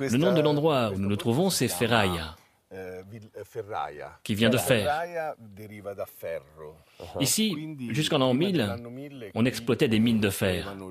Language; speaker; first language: French; non-native, fluent; Italian